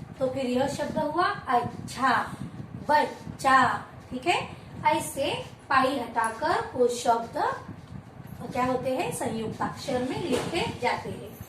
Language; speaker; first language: Hindi; non-native, local second language; Marathi